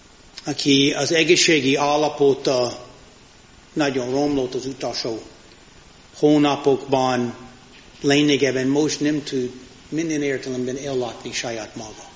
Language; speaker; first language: Hungarian; non-native, fluent; English